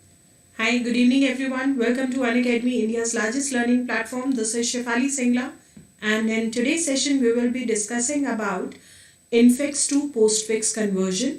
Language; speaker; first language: English; non-native, local second language; Hindi